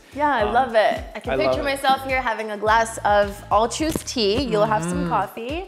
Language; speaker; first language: English; native; English